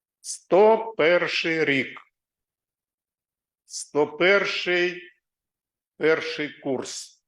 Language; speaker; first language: Ukrainian; non-native, local second language; Russian